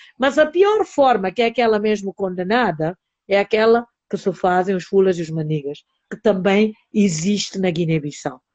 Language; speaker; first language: Portuguese; non-native, local second language; Upper Guinea Crioulo